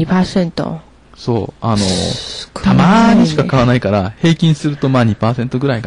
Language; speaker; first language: Japanese; native; Japanese